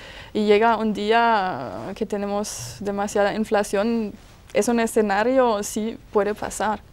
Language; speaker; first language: Spanish; non-native, fluent; German